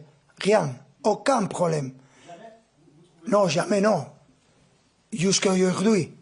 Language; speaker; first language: French; non-native, fluent; Spanish